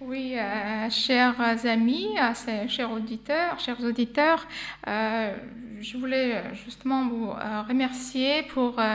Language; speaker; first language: French; non-native, fluent; Armenian